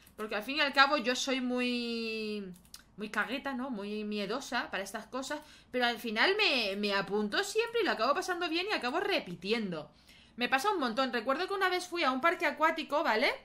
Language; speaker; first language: Spanish; native; Spanish